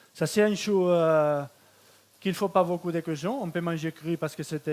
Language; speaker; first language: French; non-native, fluent; Catalan